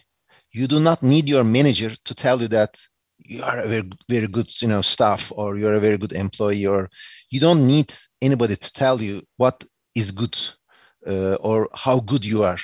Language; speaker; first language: English; non-native, fluent; Turkish